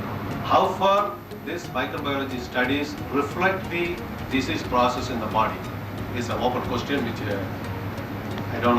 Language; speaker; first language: English; non-native, local second language; Tamil